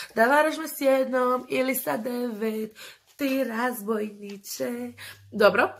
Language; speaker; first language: Croatian; early bilingual, other home language; Portuguese